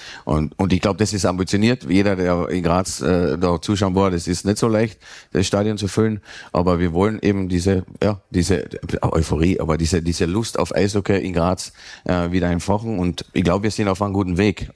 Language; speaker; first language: German; native; German